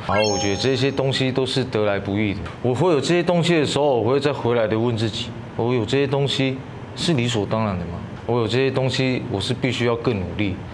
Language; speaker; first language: Chinese; native; Chinese